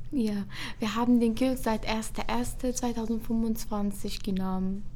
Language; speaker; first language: German; non-native, fluent; Arabic